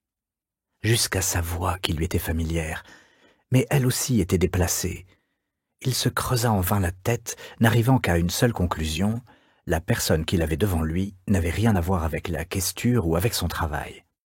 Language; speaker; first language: French; native; French